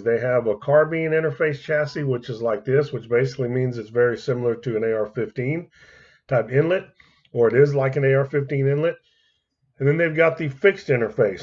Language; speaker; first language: English; native; English